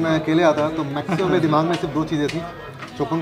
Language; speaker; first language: Hindi; native; Hindi